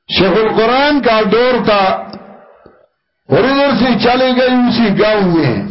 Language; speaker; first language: Urdu; non-native, local second language; Pashto